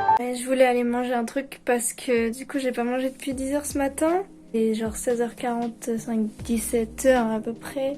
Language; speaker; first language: French; native; French